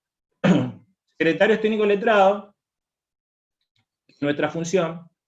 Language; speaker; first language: Spanish; native; Spanish